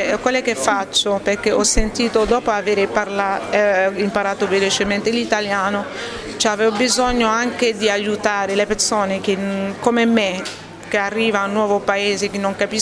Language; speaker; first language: Italian; non-native, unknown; French